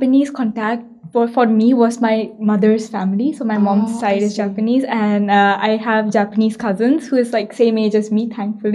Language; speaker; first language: English; non-native, local second language; Hindi